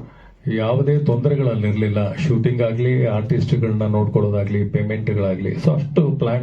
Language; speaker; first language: Kannada; native; Kannada